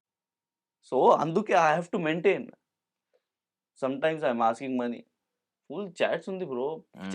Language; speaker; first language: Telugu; non-native, local second language; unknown